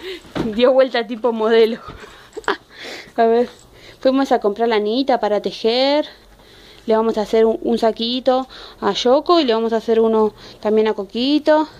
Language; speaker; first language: Spanish; native; Spanish